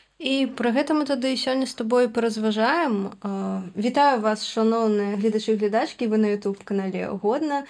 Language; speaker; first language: Belarusian; non-native, local second language; Russian